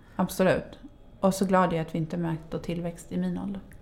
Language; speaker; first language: Swedish; native; Swedish